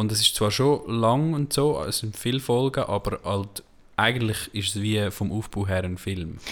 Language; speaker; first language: German; native; German